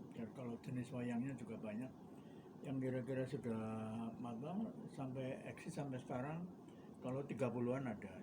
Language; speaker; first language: Indonesian; native; Indonesian